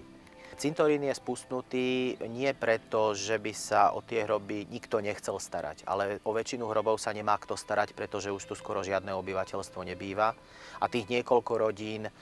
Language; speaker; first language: Slovak; native; Slovak